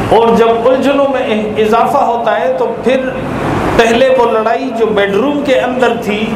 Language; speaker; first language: Urdu; native; Urdu